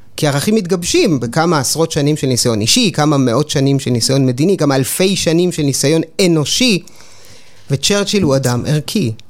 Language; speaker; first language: Hebrew; native; Hebrew